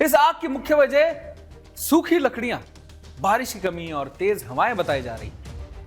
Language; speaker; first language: Hindi; native; Hindi